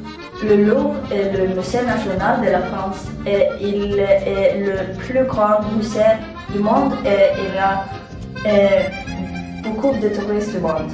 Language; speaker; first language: French; non-native, learner; Norwegian